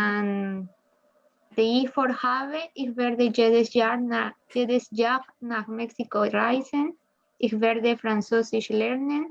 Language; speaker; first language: German; non-native, learner; Spanish